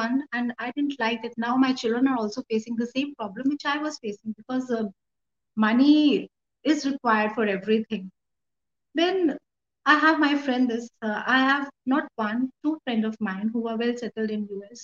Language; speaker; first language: English; non-native, local second language; Hindi